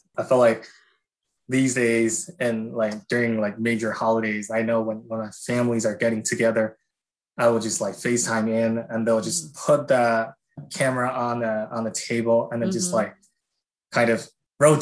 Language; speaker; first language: English; non-native, fluent; Chinese